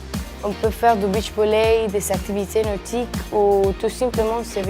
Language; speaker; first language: French; non-native, fluent; Spanish